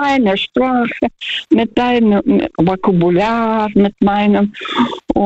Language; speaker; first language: German; non-native, fluent; Russian